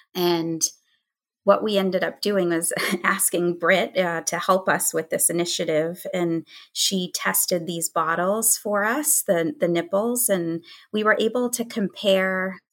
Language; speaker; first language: English; native; English